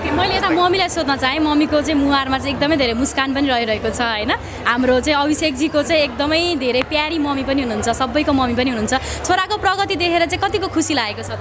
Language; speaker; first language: Nepali; native; Nepali